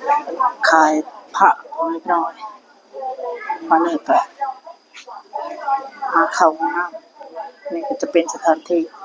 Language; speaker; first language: Thai; non-native, local second language; Northeastern Thai